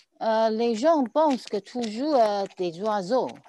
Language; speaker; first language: French; non-native, learner; Chinese